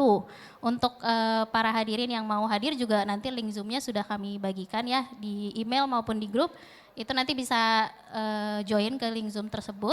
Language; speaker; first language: Indonesian; native; Indonesian